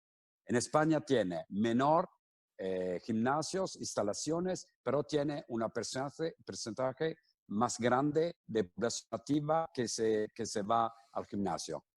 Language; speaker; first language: Spanish; non-native, fluent; Italian